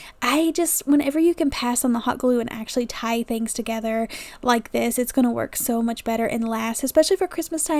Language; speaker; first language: English; native; English